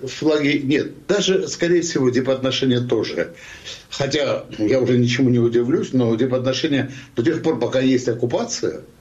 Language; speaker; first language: Russian; non-native, local second language; Georgian